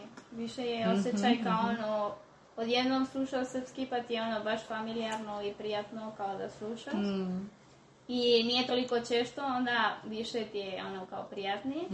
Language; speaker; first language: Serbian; early bilingual, heritage; Spanish